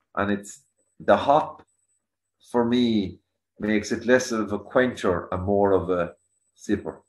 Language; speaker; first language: English; native; English